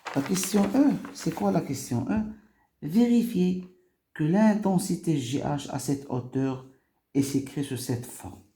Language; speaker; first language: French; non-native, local second language; Arabic